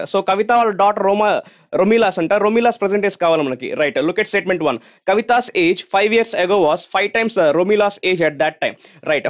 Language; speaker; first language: English; non-native, local second language; Telugu